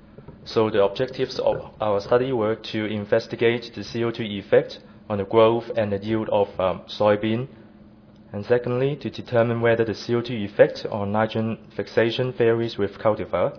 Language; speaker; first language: English; non-native, fluent; Chinese